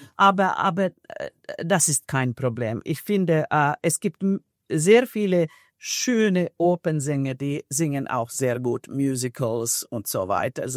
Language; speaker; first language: German; non-native, fluent; Finnish